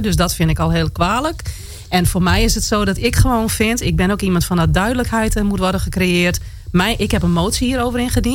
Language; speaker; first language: Dutch; native; Dutch